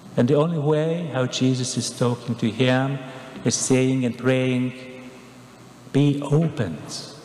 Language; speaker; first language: English; non-native, fluent; Hungarian